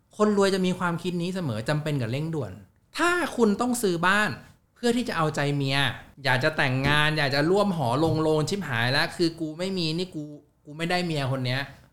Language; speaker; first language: Thai; native; Thai